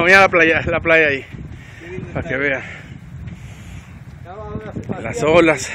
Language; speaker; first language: Spanish; native; Spanish